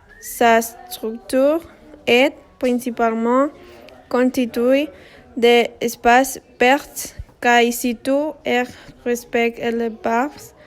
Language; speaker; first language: French; non-native, learner; Spanish